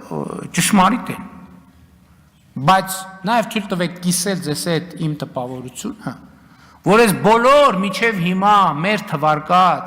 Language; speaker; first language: Armenian; native; Armenian